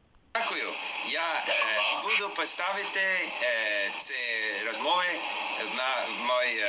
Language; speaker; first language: Ukrainian; non-native, learner; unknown